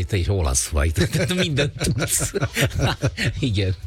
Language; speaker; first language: Hungarian; non-native, fluent; Italian